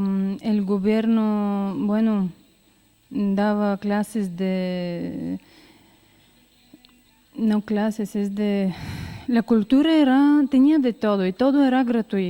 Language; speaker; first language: Spanish; non-native, learner; Bulgarian